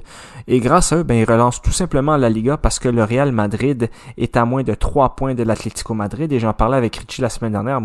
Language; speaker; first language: French; native; French